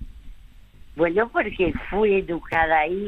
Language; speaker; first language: Spanish; early bilingual, other home language; French